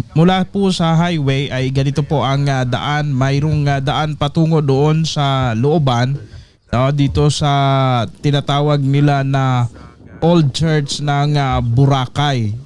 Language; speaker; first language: Filipino; native; Filipino